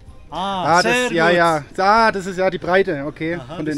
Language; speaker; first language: German; native; German